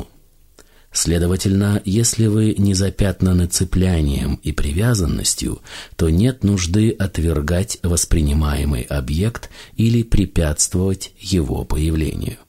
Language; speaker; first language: Russian; native; Russian